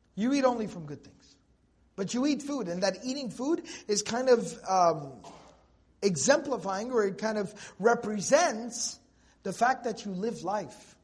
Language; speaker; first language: English; native; English